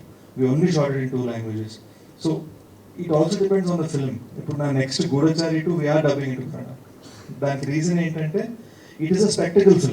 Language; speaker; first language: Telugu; early bilingual, heritage; Telugu